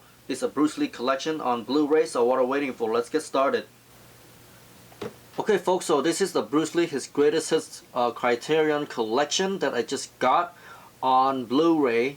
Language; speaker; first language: English; non-native, fluent; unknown